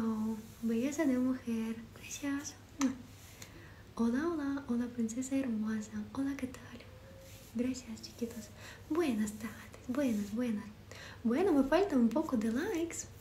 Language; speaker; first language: Spanish; non-native, learner; Ukrainian